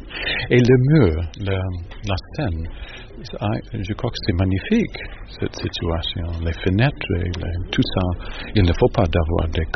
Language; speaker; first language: French; non-native, learner; English